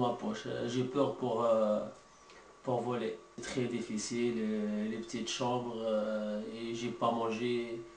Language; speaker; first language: French; non-native, learner; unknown